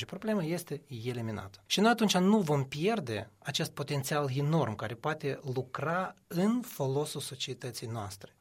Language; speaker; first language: Romanian; non-native, local second language; Russian